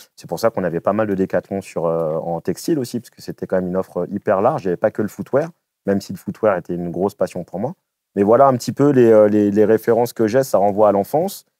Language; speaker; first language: French; native; French